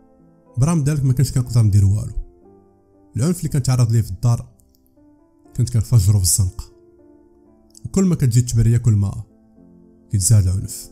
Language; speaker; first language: Arabic; native; Arabic